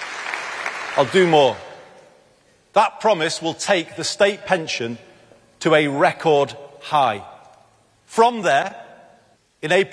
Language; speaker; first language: English; native; English